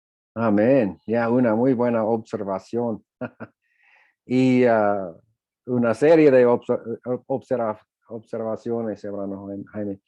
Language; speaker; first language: Spanish; non-native, fluent; English